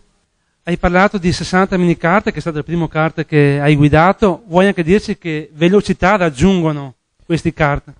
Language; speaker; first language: Italian; native; Italian